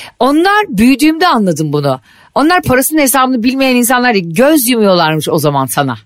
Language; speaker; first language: Turkish; native; Turkish